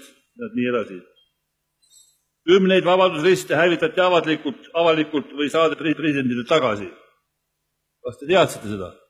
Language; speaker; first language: Estonian; native; Estonian